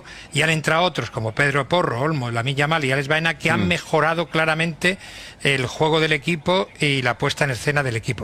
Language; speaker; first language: Spanish; native; Spanish